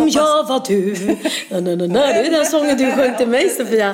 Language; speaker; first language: Swedish; native; Swedish